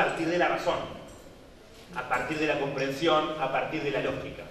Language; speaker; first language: Spanish; native; Spanish